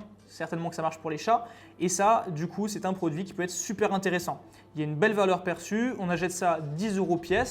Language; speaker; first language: French; native; French